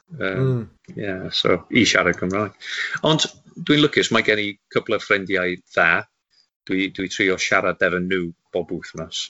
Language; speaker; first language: Welsh; non-native, local second language; English